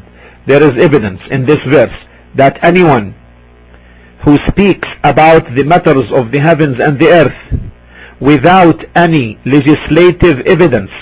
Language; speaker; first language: English; non-native, fluent; Arabic